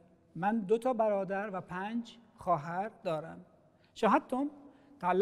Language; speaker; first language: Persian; non-native, fluent; Arabic